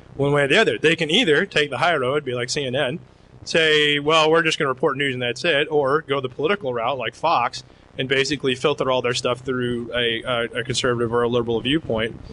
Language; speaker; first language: English; native; English